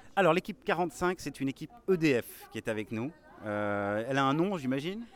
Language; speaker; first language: French; native; French